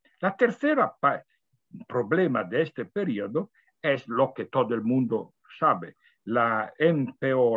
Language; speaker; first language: Spanish; non-native, fluent; Italian